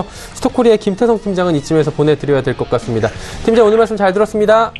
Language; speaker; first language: Korean; native; Korean